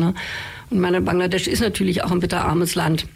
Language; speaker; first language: German; native; German